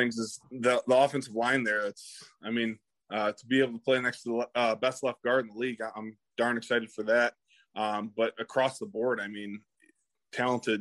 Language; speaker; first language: English; native; English